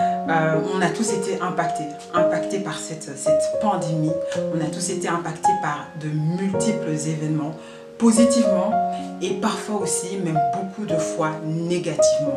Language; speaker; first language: French; native; French